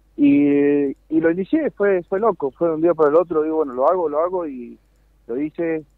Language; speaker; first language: Spanish; native; Spanish